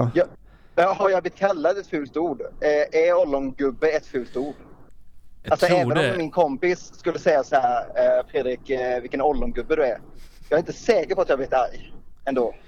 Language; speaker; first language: Swedish; native; Swedish